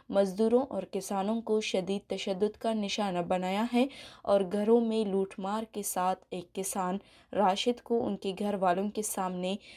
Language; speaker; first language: Urdu; non-native, local second language; Baluchi